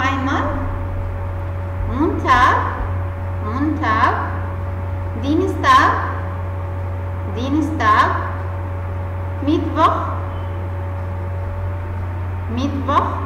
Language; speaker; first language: German; non-native, fluent; Arabic